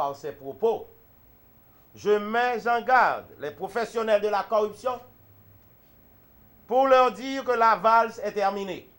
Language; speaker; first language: French; non-native, local second language; Haitian Creole